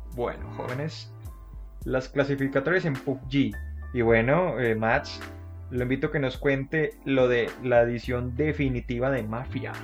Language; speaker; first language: Spanish; native; Spanish